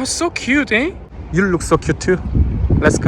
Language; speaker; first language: English; non-native, learner; Korean